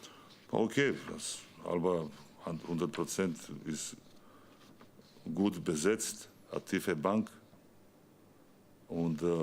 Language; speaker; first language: German; non-native, learner; Bosnian